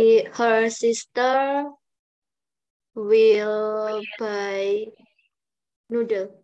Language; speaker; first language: English; non-native, learner; Indonesian